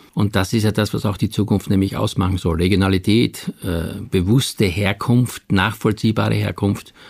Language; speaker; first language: German; native; German